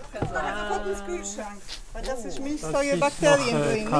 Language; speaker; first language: German; non-native, fluent; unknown